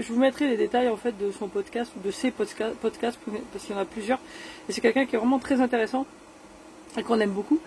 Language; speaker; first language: French; native; French